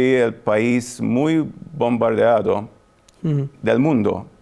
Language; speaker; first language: Spanish; non-native, fluent; Maltese